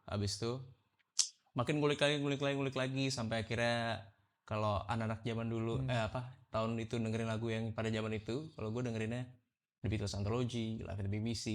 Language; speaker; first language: Indonesian; native; Indonesian